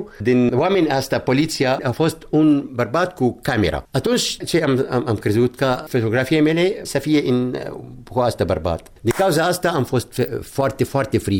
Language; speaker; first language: Romanian; non-native, learner; Arabic